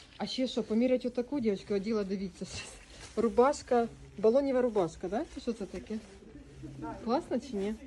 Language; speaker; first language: Ukrainian; native; Ukrainian